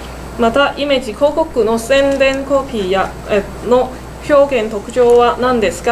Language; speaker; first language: Japanese; non-native, learner; Cantonese